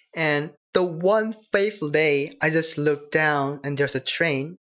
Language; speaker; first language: English; non-native, learner; Korean